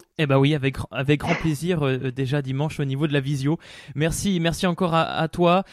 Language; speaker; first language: French; native; French